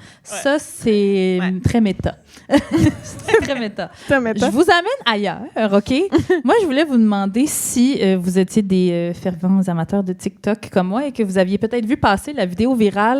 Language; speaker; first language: French; native; French